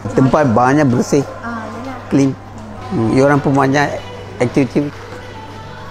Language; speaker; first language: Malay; non-native, local second language; Tamil